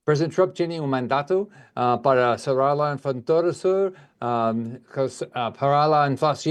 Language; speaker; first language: Spanish; non-native, learner; English